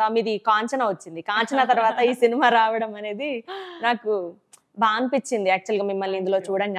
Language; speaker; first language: Telugu; native; Telugu